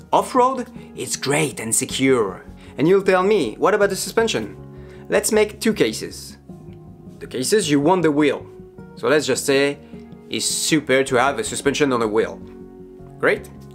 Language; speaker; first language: English; non-native, learner; French